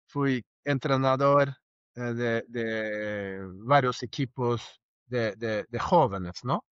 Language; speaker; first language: Spanish; non-native, fluent; Norwegian